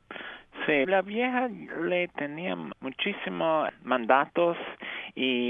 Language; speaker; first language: Spanish; non-native, fluent; English